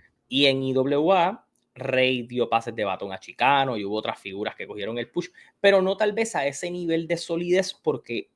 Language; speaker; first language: Spanish; native; Spanish